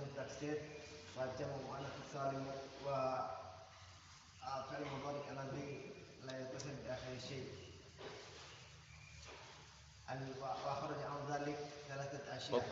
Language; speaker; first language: Arabic; non-native, learner; Indonesian